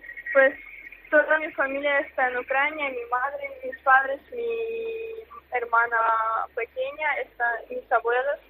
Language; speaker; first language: Spanish; non-native, fluent; Ukrainian